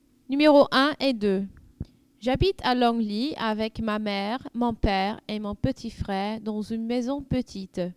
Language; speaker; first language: French; non-native, learner; English